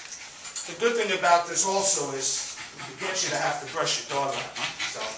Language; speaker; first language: English; native; English